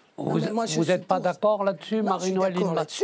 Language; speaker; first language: French; native; French